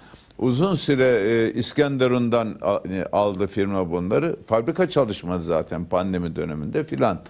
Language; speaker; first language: Turkish; native; Turkish